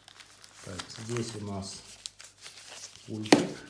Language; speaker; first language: Russian; native; Russian